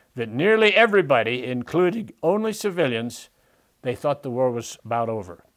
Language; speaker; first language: English; native; English